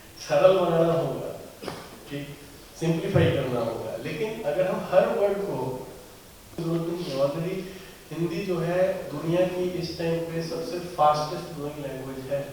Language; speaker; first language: Hindi; native; Hindi